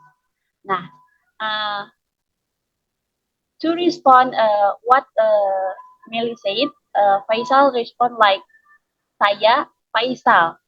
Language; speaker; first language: English; non-native, learner; Indonesian